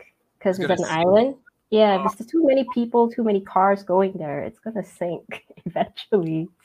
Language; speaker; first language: English; non-native, local second language; Min Nan Chinese